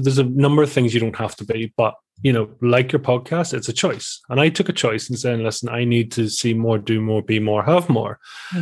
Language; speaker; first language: English; native; English